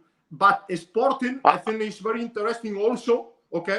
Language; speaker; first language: English; non-native, learner; Spanish